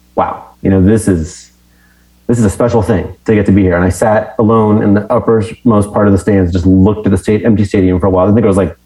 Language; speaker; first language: English; native; English